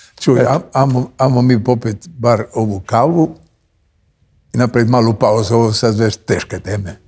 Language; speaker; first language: Croatian; native; Croatian